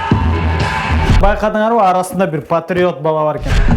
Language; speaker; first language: Kyrgyz; native; Kyrgyz